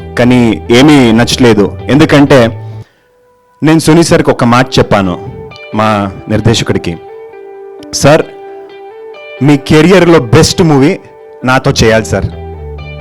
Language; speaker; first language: Telugu; non-native, learner; Kannada